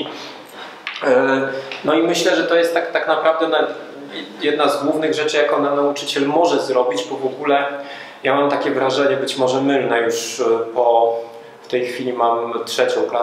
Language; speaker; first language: Polish; native; Polish